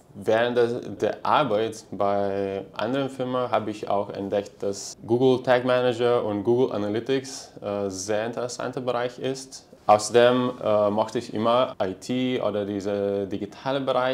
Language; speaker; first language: German; non-native, fluent; Lithuanian